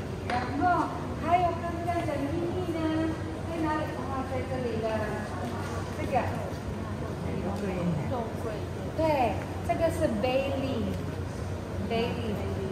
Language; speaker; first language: Chinese; non-native, fluent; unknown